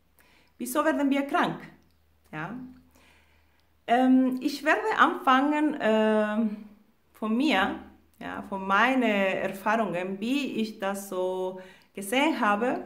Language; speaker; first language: German; non-native, fluent; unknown